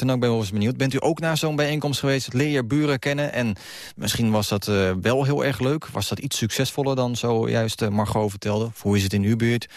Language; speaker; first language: Dutch; native; Dutch